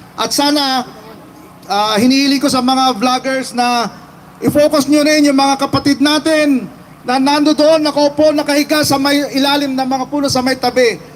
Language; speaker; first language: Filipino; non-native, local second language; Iloko